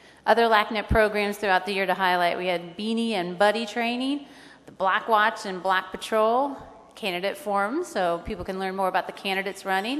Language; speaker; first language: English; native; English